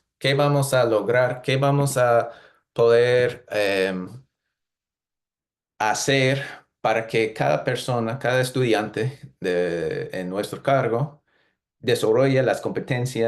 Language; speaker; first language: Spanish; non-native, fluent; English